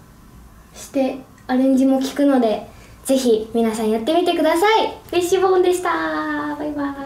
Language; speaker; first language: Japanese; native; Japanese